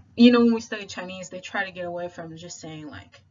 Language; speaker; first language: English; native; English